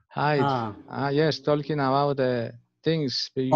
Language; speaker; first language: English; non-native, fluent; Spanish